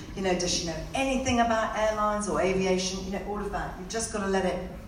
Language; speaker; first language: English; native; English